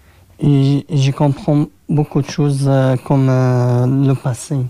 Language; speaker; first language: French; non-native, learner; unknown